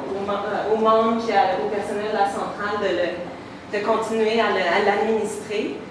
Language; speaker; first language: French; native; French